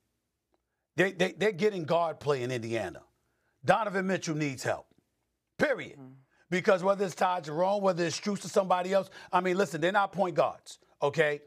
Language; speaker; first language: English; native; English